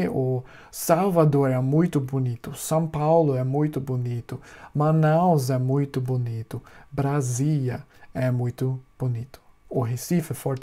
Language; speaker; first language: Portuguese; non-native, fluent; German